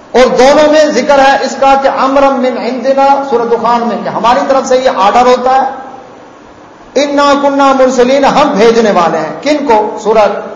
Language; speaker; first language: Urdu; non-native, local second language; Saraiki